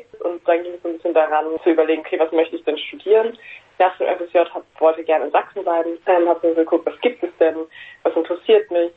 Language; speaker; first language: German; native; German